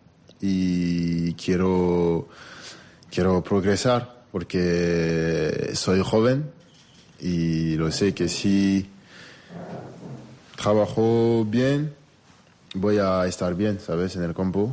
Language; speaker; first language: Spanish; non-native, learner; French